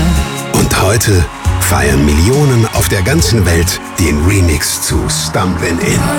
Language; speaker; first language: German; native; German